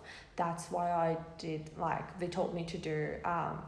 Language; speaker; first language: English; non-native, fluent; Persian